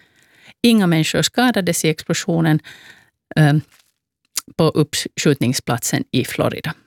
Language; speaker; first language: Swedish; native; Swedish